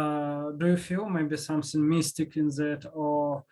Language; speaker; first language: English; non-native, learner; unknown